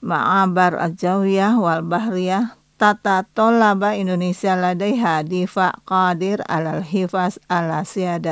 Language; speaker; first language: Arabic; non-native, fluent; Indonesian